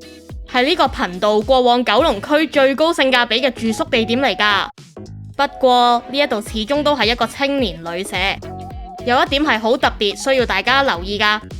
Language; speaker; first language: Cantonese; native; Cantonese